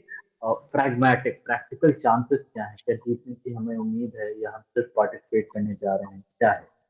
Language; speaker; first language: Hindi; native; Hindi